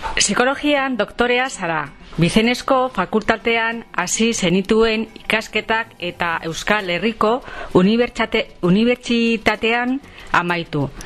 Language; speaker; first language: Basque; non-native, local second language; Spanish